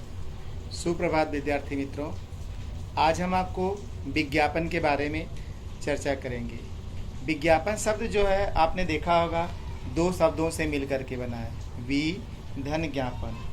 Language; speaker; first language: Hindi; native; Hindi